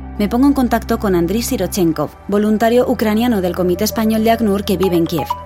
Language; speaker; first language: Spanish; native; Spanish